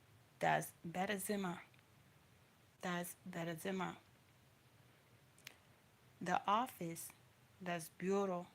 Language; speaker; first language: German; non-native, learner; English